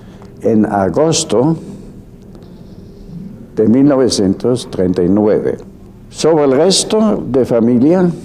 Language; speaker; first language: Spanish; non-native, fluent; German